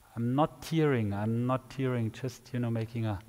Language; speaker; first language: English; non-native, fluent; German